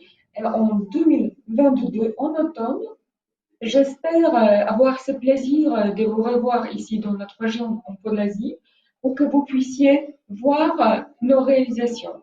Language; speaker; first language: French; non-native, fluent; Polish